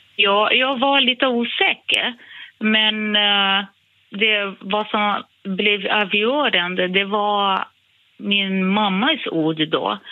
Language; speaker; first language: Swedish; non-native, fluent; Portuguese